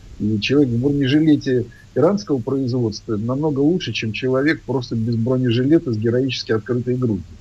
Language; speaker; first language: Russian; native; Russian